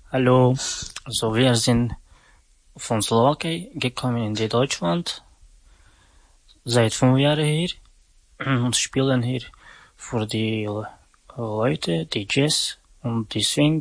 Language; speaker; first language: German; non-native, learner; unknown